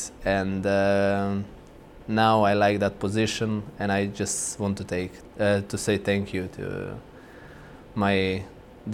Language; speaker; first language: English; non-native, fluent; Croatian